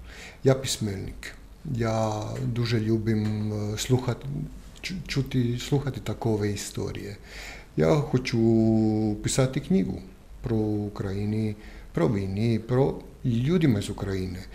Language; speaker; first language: Ukrainian; non-native, learner; Croatian